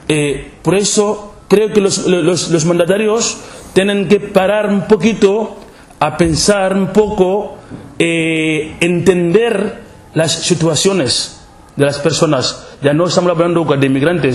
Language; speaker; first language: Spanish; non-native, local second language; Wolof